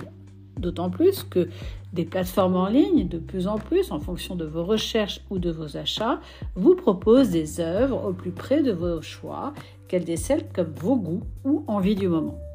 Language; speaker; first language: French; native; French